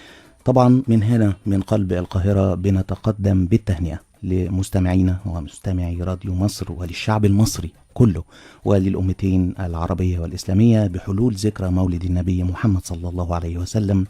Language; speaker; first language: Arabic; native; Arabic